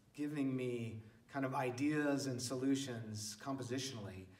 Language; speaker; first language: English; native; English